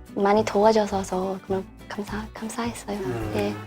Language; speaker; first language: Korean; non-native, learner; English